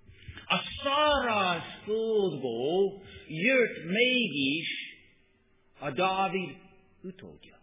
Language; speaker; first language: Hungarian; non-native, learner; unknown